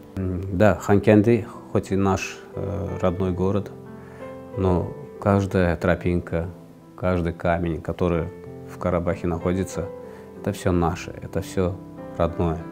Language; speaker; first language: Russian; non-native, local second language; Azerbaijani